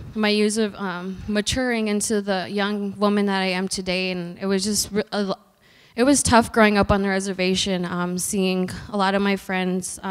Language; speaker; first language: English; native; English